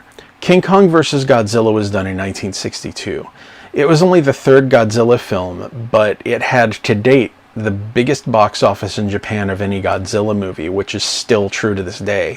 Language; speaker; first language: English; native; English